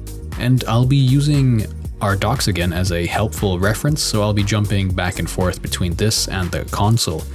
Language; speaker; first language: English; native; English